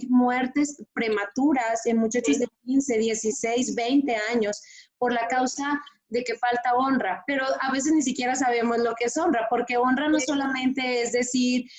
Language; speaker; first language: Spanish; native; Spanish